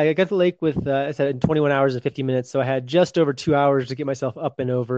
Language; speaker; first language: English; native; English